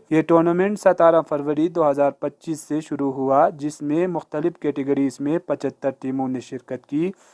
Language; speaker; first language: Urdu; non-native, local second language; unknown